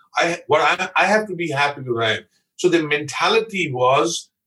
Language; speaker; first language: English; non-native, local second language; Punjabi